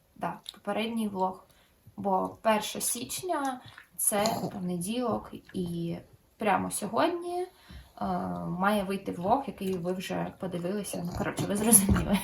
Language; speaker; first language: Ukrainian; non-native, local second language; Russian